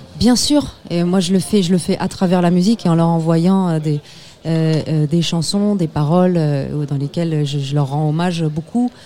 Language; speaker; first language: French; early bilingual, other home language; Spanish